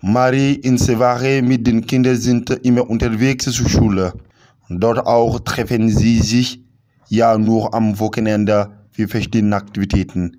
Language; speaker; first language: German; non-native, learner; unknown